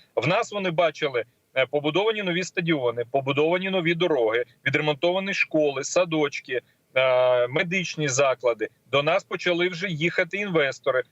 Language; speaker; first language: Ukrainian; non-native, local second language; Russian